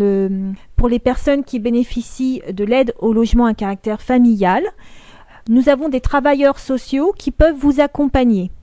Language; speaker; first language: French; native; French